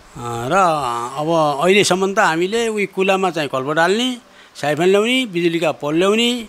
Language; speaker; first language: Nepali; native; Nepali